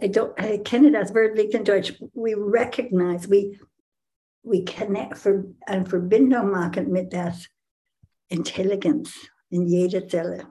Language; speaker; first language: German; non-native, learner; English